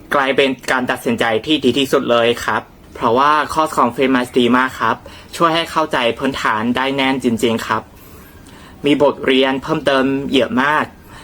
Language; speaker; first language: Thai; non-native, learner; Burmese